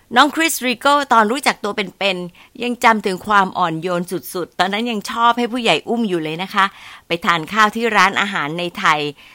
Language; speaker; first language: Thai; native; Thai